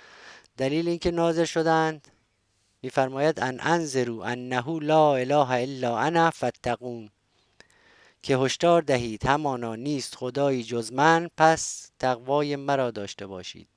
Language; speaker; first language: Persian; native; Persian